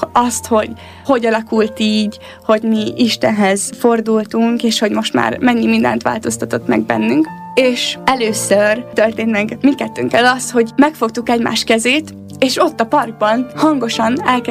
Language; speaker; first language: Hungarian; native; Hungarian